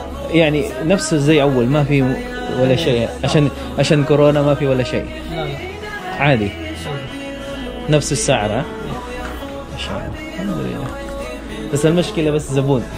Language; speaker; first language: Arabic; non-native, learner; Filipino